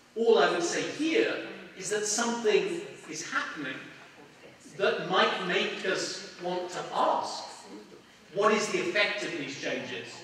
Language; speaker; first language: English; native; English